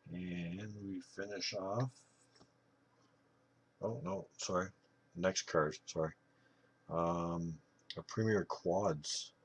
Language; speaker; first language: English; native; English